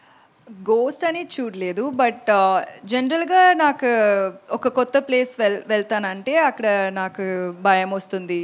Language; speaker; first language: Telugu; non-native, learner; Tamil